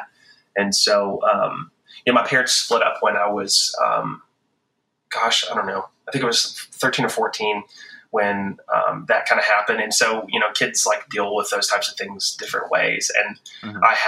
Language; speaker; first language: English; native; English